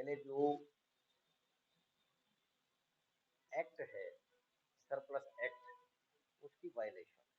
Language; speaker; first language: Hindi; native; Hindi